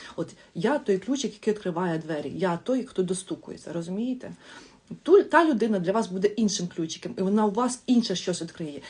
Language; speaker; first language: Ukrainian; non-native, local second language; Russian